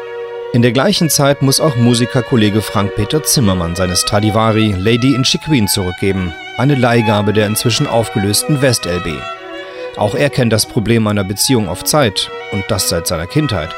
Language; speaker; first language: German; native; German